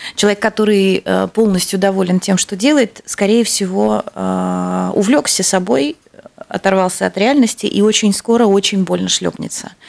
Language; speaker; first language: Russian; native; Russian